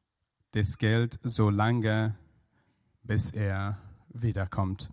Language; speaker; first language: German; non-native, fluent; Persian